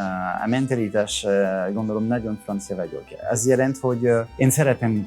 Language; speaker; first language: Hungarian; non-native, learner; French